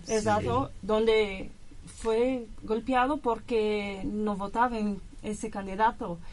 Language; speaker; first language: Spanish; non-native, learner; Portuguese